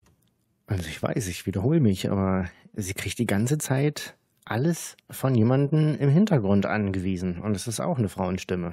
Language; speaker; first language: German; native; German